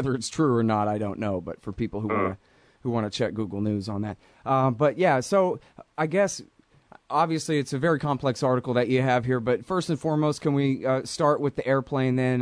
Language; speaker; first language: English; native; English